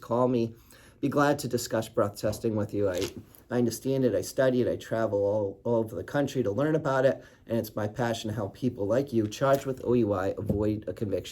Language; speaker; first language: English; native; English